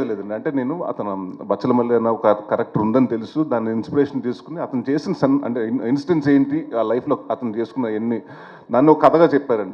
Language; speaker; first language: Telugu; native; Telugu